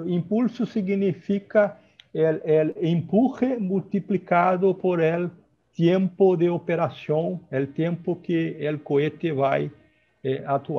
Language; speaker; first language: Spanish; non-native, learner; Portuguese